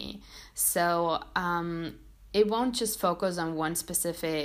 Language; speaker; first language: English; non-native, fluent; German